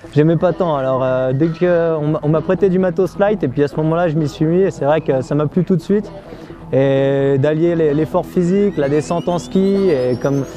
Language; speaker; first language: French; native; French